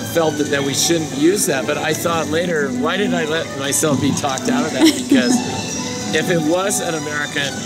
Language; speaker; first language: English; native; English